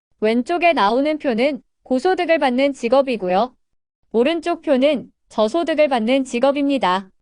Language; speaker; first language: Korean; native; Korean